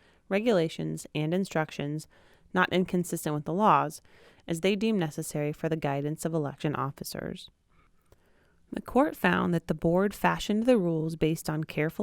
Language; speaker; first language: English; native; English